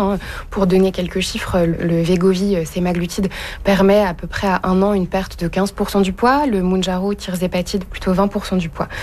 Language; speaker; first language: French; native; French